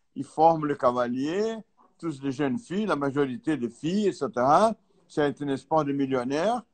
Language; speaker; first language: French; non-native, fluent; Portuguese